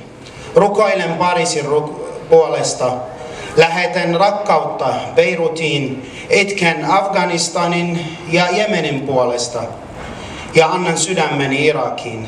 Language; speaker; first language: Finnish; non-native, fluent; Arabic